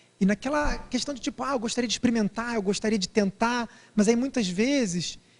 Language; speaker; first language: Portuguese; native; Portuguese